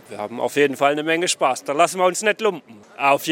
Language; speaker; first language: German; early bilingual, other home language; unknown